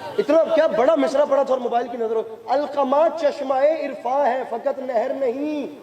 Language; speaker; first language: Urdu; non-native, local second language; Punjabi